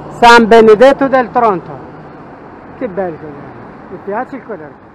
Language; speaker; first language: Italian; non-native, fluent; Arabic